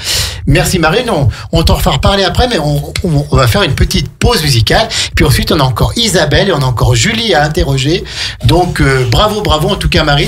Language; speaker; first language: French; native; French